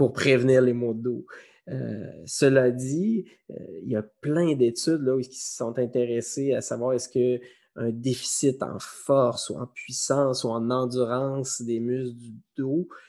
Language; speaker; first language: French; native; French